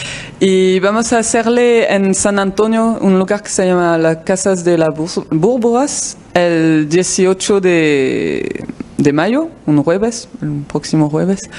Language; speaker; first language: Spanish; non-native, fluent; French